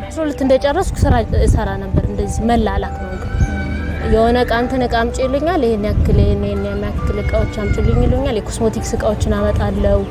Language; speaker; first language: Amharic; native; Amharic